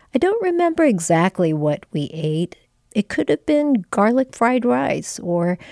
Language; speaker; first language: English; non-native, local second language; Filipino